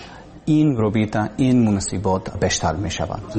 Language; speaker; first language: Persian; non-native, learner; English